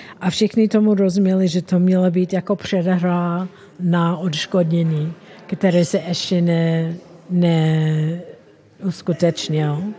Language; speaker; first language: Czech; non-native, fluent; English